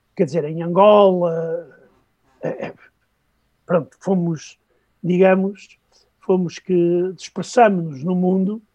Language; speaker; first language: Portuguese; native; Portuguese